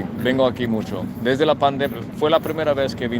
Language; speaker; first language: Spanish; non-native, fluent; English